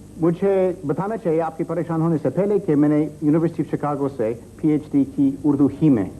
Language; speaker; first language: Urdu; non-native, fluent; English